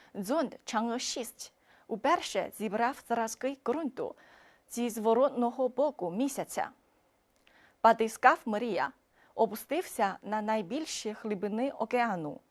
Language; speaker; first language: Ukrainian; non-native, fluent; Chinese